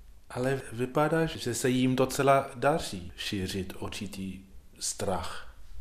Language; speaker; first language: Czech; non-native, fluent; English